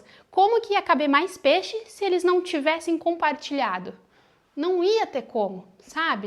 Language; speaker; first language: Portuguese; native; Portuguese